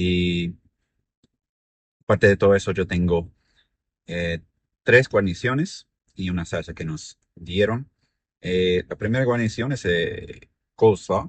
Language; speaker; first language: Spanish; early bilingual, heritage; Spanish